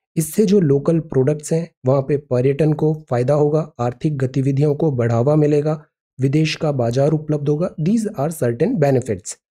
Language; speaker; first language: Hindi; native; Hindi